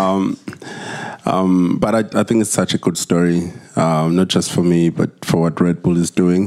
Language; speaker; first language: English; non-native, local second language; Zulu